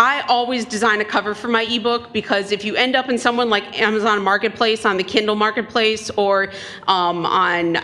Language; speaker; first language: English; native; English